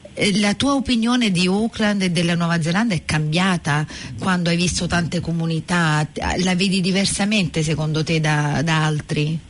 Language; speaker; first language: Italian; native; Italian